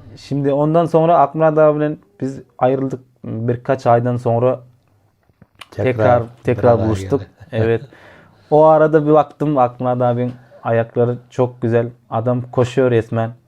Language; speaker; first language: Turkish; non-native, learner; Turkmen